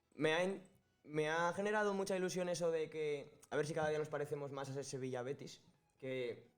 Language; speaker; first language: Spanish; native; Spanish